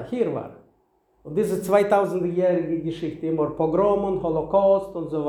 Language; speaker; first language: German; non-native, learner; Russian